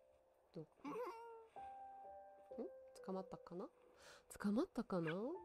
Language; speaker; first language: Japanese; non-native, learner; Russian